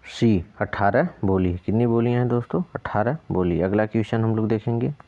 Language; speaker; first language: Hindi; native; Hindi